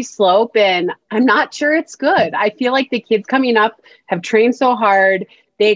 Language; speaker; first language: English; native; English